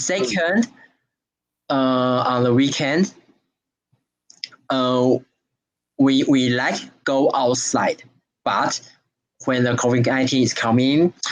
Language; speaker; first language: English; non-native, learner; Chinese